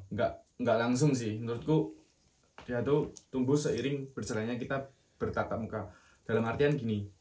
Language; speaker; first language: Indonesian; non-native, local second language; Javanese